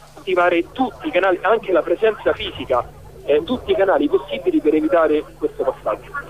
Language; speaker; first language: Italian; native; Italian